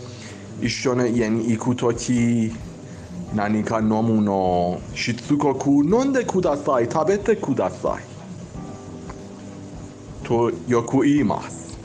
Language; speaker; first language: Japanese; non-native, learner; Persian